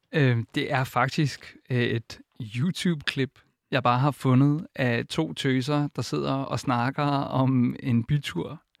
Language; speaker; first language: Danish; early bilingual, other home language; Icelandic